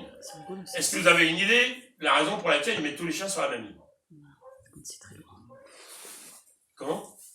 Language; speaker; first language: French; native; French